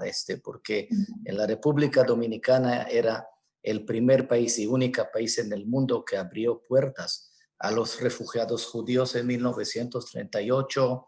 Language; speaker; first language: Spanish; non-native, fluent; Hebrew